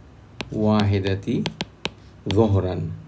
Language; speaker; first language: Arabic; non-native, fluent; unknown